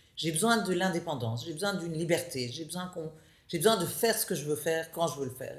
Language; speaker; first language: French; native; French